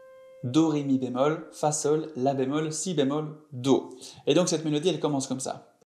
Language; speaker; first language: French; native; French